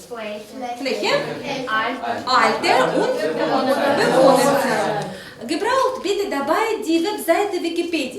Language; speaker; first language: German; non-native, fluent; Russian